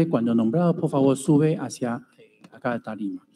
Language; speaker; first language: Spanish; non-native, fluent; Chinese